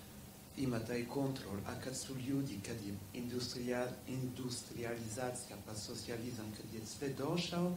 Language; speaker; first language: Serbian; non-native, learner; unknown